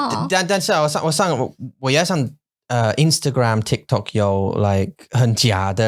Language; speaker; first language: Chinese; non-native, learner; English